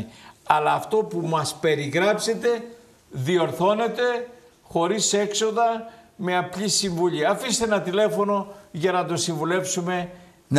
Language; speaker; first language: Greek; native; Greek